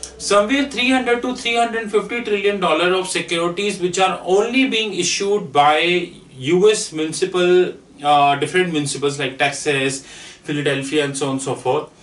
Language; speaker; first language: English; non-native, local second language; Hindi